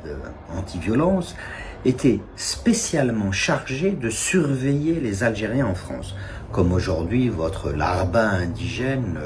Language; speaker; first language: French; non-native, local second language; Kabyle